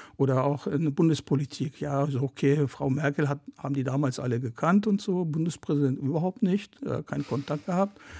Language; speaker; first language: German; early bilingual, other home language; Turkish